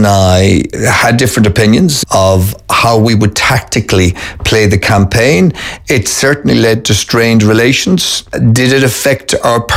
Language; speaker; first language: English; native; English